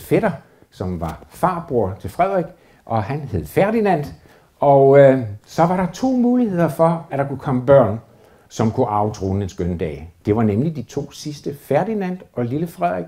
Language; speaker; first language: Danish; native; Danish